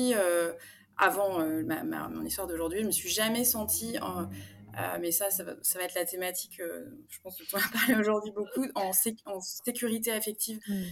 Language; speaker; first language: French; native; French